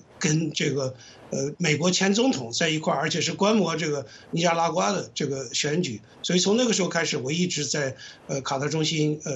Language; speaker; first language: Chinese; native; Chinese